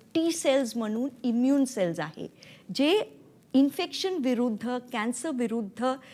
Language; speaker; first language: Marathi; non-native, local second language; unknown